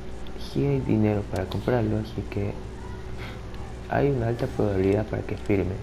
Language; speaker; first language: Spanish; native; Spanish